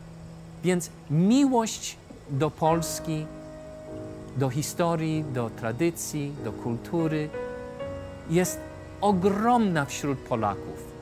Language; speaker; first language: Polish; early bilingual, heritage; English